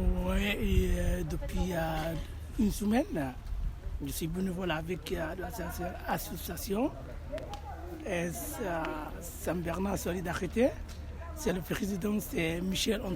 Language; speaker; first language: French; non-native, learner; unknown